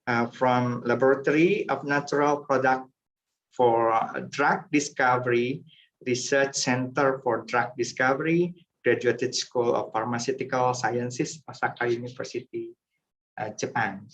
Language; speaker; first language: English; non-native, fluent; Indonesian